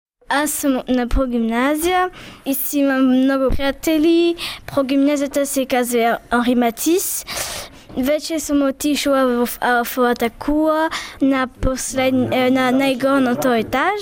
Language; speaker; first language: Bulgarian; early bilingual, heritage; Bulgarian